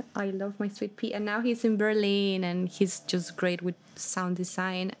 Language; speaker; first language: English; non-native, fluent; Spanish